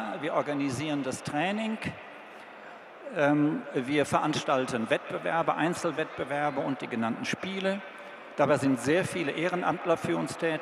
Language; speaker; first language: German; native; German